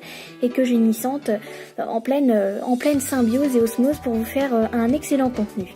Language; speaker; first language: French; native; French